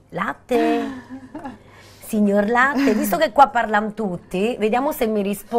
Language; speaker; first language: Italian; native; Italian